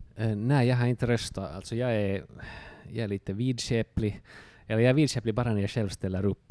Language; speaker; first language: Swedish; native; Swedish